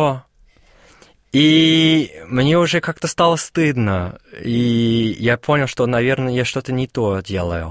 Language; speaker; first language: Russian; non-native, fluent; English